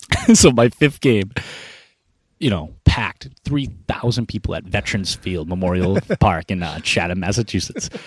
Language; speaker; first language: English; native; English